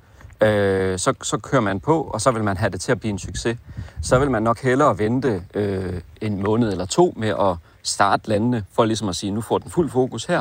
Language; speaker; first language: Danish; native; Danish